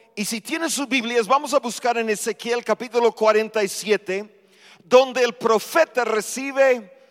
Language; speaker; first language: Spanish; non-native, fluent; English